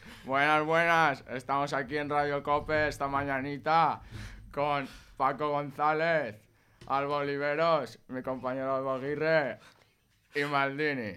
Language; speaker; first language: Spanish; native; Spanish